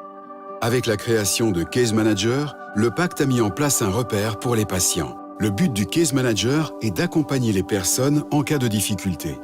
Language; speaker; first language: French; native; French